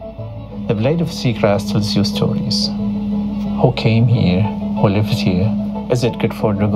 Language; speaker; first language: English; non-native, fluent; Arabic